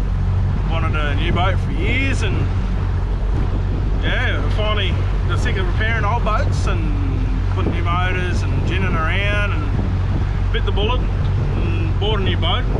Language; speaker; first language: English; native; English